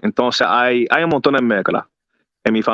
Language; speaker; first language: Spanish; early bilingual, heritage; English